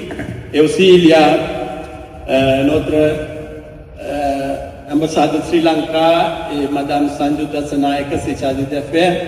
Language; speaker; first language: French; non-native, fluent; Sinhala